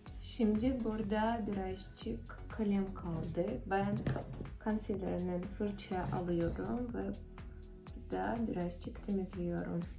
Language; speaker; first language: Turkish; non-native, fluent; Russian